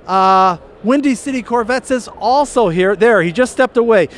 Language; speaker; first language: English; native; English